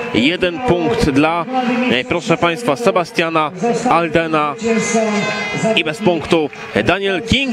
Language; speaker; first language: Polish; native; Polish